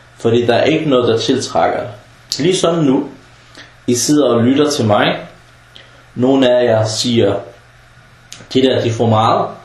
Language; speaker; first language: Danish; early bilingual, other home language; Arabic